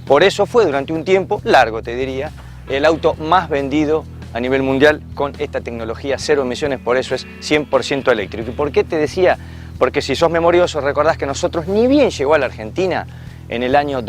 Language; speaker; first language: Spanish; native; Spanish